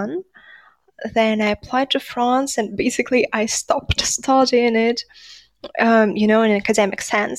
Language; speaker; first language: English; non-native, fluent; Russian